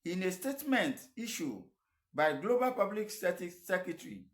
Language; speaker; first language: English; non-native, local second language; Yoruba